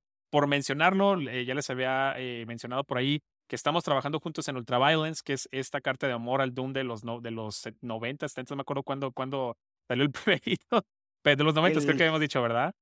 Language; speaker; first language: Spanish; native; Spanish